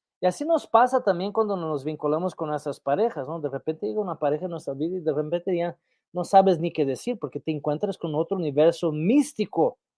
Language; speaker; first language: Spanish; non-native, fluent; Portuguese